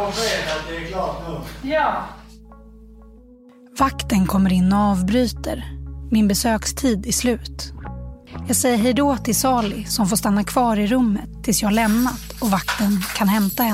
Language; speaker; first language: Swedish; native; Swedish